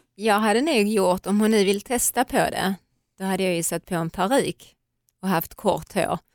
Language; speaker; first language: Swedish; native; Swedish